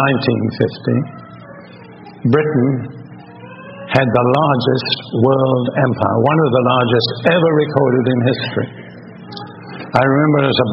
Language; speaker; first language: English; native; English